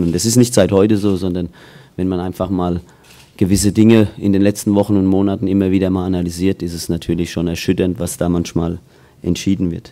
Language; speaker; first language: German; native; German